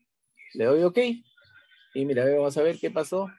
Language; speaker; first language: Spanish; native; Spanish